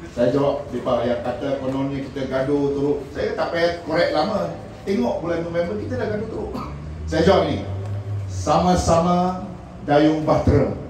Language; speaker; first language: Malay; non-native, local second language; Min Nan Chinese